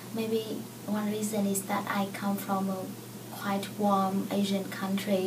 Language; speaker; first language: English; non-native, fluent; Vietnamese